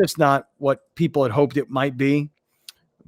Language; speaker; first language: English; native; English